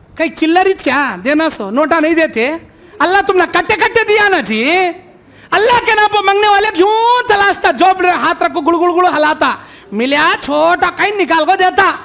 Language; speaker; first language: Hindi; native; Hindi